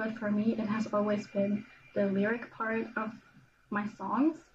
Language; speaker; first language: English; non-native, fluent; German